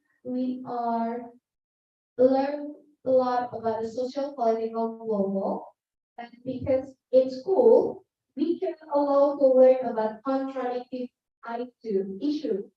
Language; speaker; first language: English; non-native, learner; Indonesian